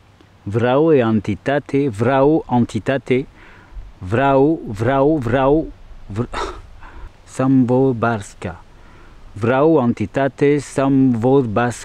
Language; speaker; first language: Romanian; non-native, learner; French